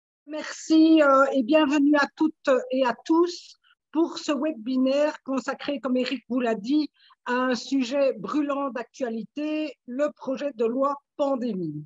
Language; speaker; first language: French; native; French